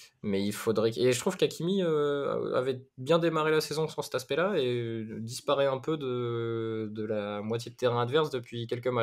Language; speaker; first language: French; native; French